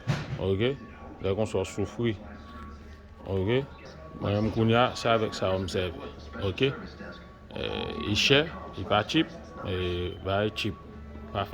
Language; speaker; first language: French; non-native, learner; Haitian Creole